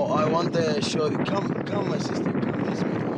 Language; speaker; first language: English; non-native, learner; Swahili